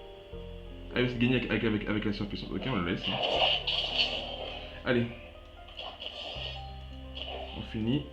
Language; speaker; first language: French; native; French